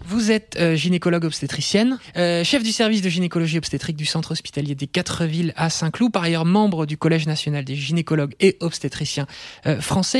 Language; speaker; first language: French; native; French